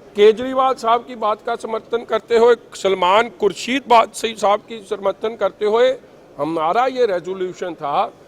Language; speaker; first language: Urdu; non-native, local second language; Punjabi